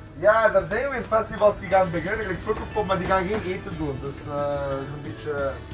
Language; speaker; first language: Dutch; early bilingual, other home language; Italian